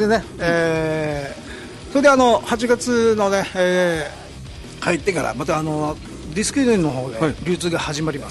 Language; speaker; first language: Japanese; native; Japanese